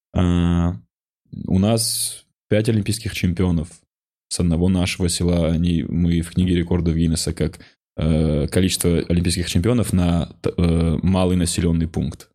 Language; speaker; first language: Russian; non-native, local second language; Ossetic